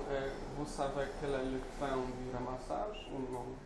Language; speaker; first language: French; non-native, learner; Polish